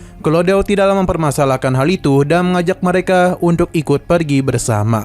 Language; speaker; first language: Indonesian; native; Indonesian